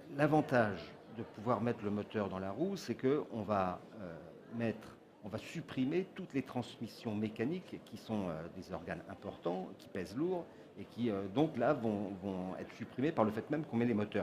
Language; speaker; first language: French; native; French